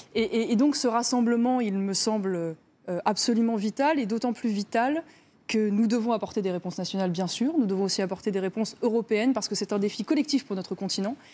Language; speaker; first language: French; native; French